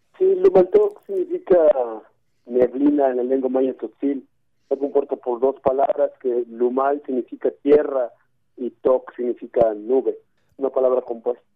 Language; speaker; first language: Spanish; non-native, local second language; Tzotzil